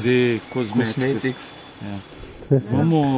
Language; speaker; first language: Portuguese; native; Portuguese